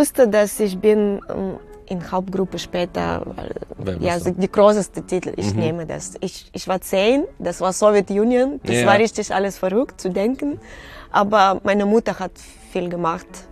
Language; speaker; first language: German; non-native, fluent; Russian